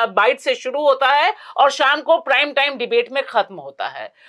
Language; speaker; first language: Hindi; native; Hindi